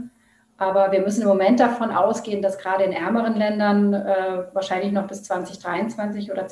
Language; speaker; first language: German; native; German